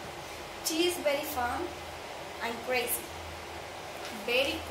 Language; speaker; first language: English; non-native, learner; Spanish